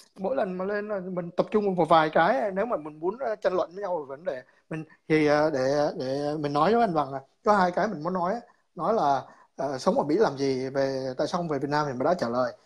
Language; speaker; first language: Vietnamese; native; Vietnamese